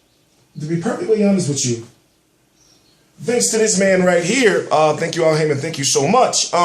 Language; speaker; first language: English; native; English